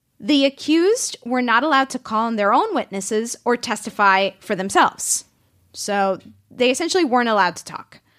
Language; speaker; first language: English; non-native, fluent; Spanish